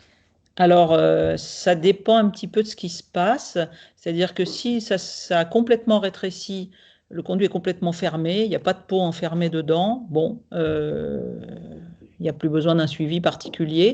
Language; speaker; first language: French; native; French